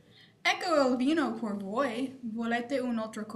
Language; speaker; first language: Italian; non-native, learner; English